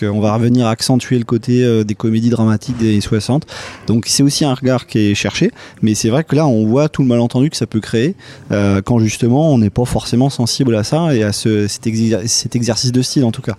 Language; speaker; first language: French; native; French